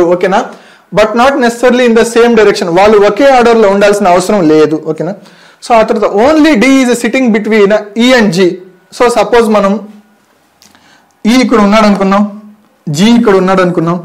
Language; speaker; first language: Telugu; native; Telugu